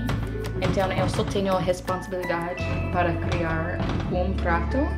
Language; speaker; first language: Portuguese; non-native, learner; English